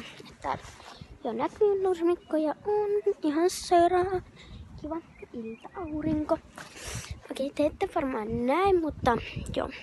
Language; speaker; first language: Finnish; native; Finnish